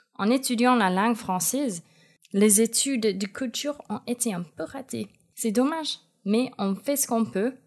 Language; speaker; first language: French; non-native, fluent; English